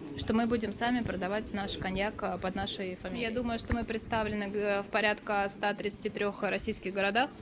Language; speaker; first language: Russian; native; Russian